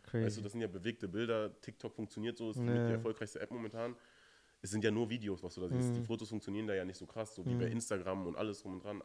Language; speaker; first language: German; native; German